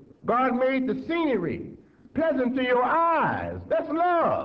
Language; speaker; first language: English; native; English